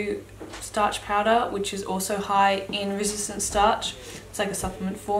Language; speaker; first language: English; native; English